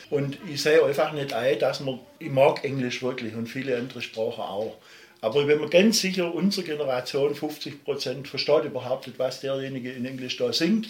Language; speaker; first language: German; native; German